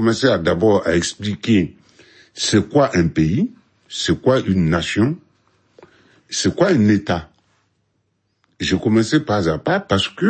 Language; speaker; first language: French; non-native, local second language; Mossi